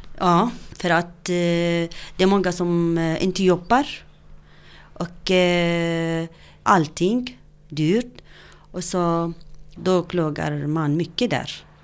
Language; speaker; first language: Swedish; non-native, learner; Arabic